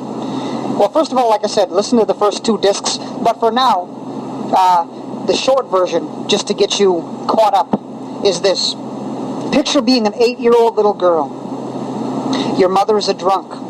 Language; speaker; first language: English; native; English